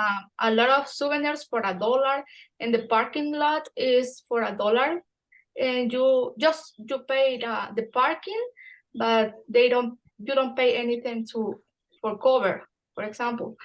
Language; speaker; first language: English; non-native, fluent; Spanish